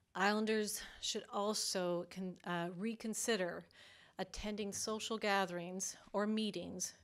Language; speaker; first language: English; native; English